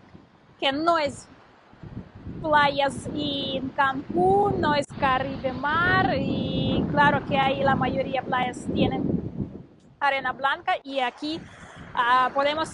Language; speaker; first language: Spanish; non-native, learner; Russian